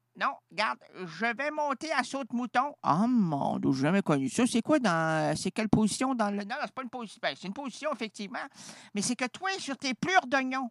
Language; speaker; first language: French; native; French